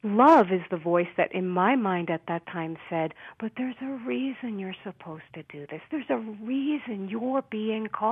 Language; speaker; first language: English; native; English